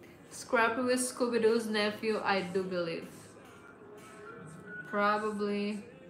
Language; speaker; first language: English; non-native, fluent; Russian